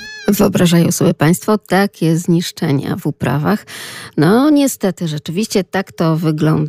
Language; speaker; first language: Polish; native; Polish